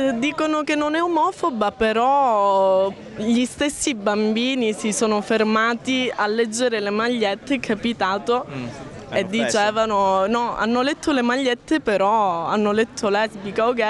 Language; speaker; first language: Italian; non-native, fluent; Ukrainian